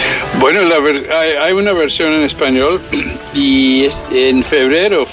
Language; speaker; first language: Spanish; early bilingual, heritage; English